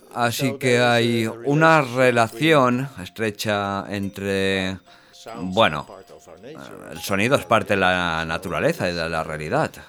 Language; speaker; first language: Spanish; non-native, fluent; Dutch